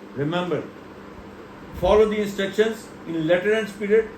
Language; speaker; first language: English; non-native, local second language; Urdu